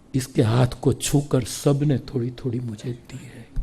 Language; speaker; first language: Hindi; non-native, local second language; Gujarati